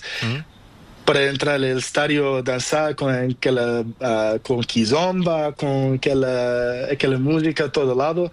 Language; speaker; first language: Spanish; non-native, learner; Portuguese